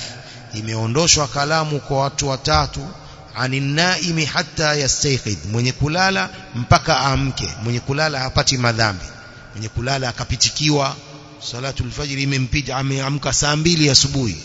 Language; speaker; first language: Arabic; non-native, fluent; Swahili